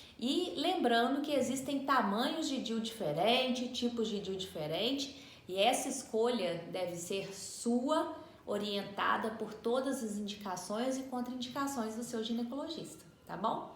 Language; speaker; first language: Portuguese; native; Portuguese